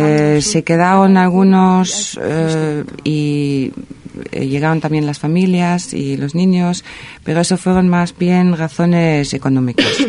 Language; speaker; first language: Spanish; non-native, fluent; German